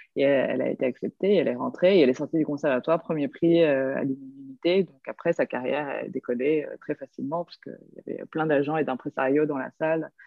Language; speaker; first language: French; early bilingual, other home language; Korean